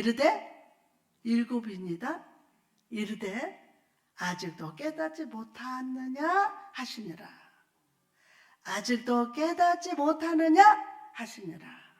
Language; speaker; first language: Korean; native; Korean